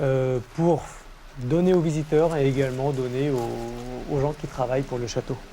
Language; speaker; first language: French; native; French